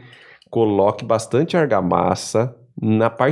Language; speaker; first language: Portuguese; native; Portuguese